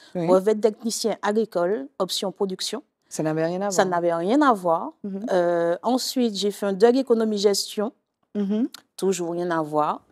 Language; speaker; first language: French; native; French